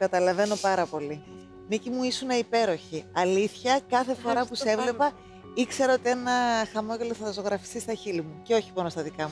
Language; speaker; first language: Greek; native; Greek